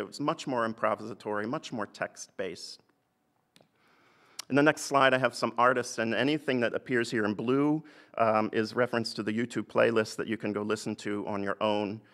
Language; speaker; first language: English; native; English